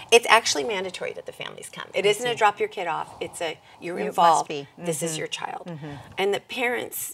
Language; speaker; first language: English; native; English